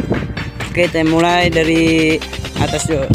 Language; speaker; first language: Indonesian; native; Indonesian